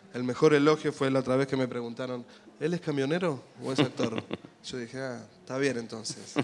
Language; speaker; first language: Spanish; native; Spanish